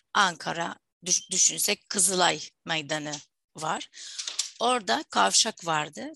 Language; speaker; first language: Turkish; non-native, fluent; Arabic